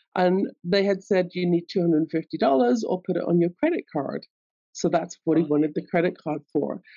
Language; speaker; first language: English; native; English